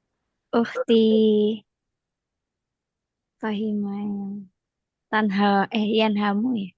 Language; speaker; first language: Arabic; non-native, learner; Indonesian